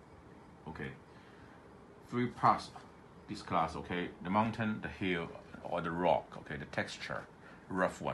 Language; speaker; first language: English; non-native, learner; Cantonese